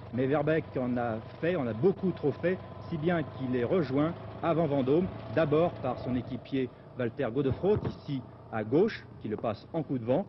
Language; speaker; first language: French; native; French